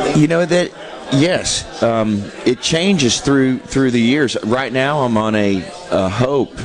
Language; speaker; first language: English; native; English